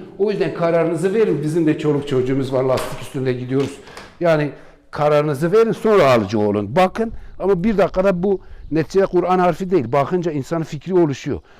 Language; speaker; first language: Turkish; native; Turkish